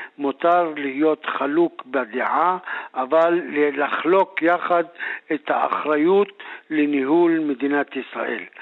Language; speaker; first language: Hebrew; non-native, local second language; Arabic